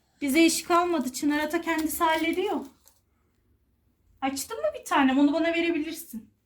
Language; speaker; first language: Turkish; native; Turkish